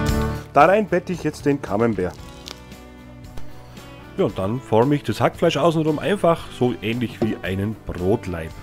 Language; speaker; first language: German; native; German